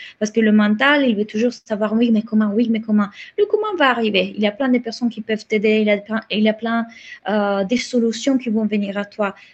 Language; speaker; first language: French; non-native, fluent; Italian